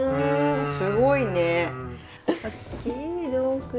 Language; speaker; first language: French; non-native, learner; Japanese